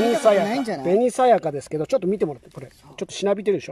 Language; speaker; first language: Japanese; native; Japanese